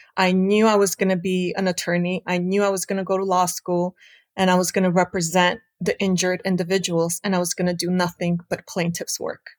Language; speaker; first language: English; early bilingual, other home language; Armenian